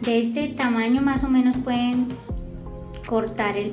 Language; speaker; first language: Spanish; native; Spanish